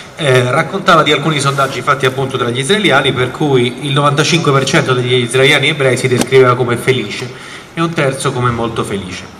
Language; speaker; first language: Italian; native; Italian